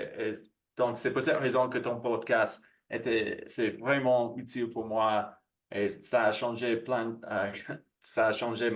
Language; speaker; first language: French; non-native, fluent; English